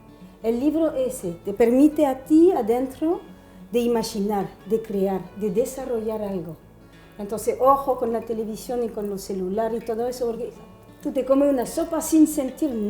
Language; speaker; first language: Spanish; non-native, fluent; French